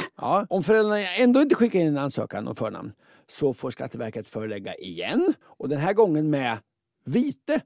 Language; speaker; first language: Swedish; native; Swedish